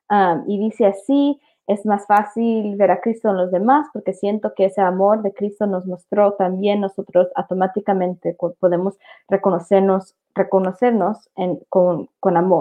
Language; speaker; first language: Spanish; early bilingual, heritage; English